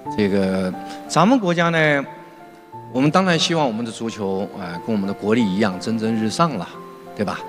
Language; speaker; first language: Chinese; native; Chinese